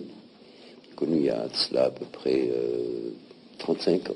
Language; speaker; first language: French; non-native, local second language; Arabic